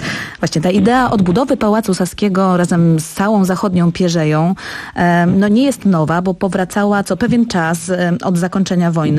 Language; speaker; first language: Polish; native; Polish